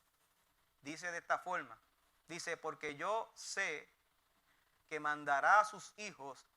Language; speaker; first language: Spanish; native; Spanish